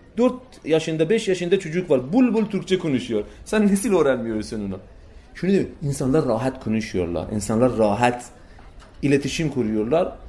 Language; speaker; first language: Turkish; non-native, fluent; Persian